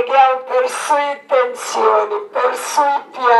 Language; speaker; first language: Italian; non-native, learner; Croatian